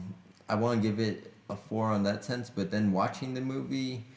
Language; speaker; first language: English; native; English